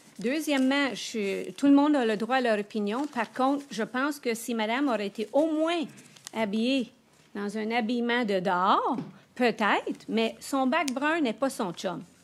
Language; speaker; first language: French; native; French